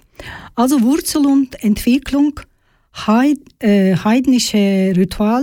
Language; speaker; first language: German; non-native, learner; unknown